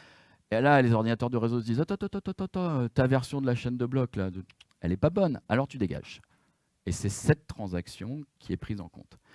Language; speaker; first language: French; native; French